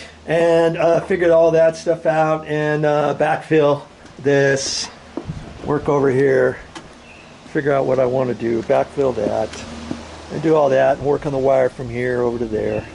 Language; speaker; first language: English; native; English